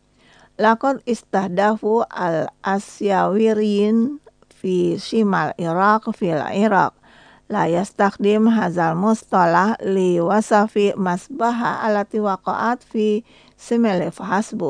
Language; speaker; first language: Arabic; non-native, fluent; Indonesian